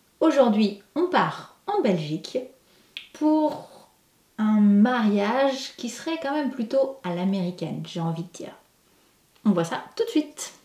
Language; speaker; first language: French; native; French